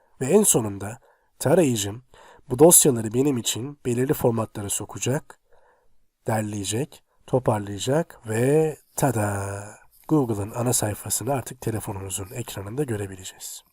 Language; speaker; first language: Turkish; native; Turkish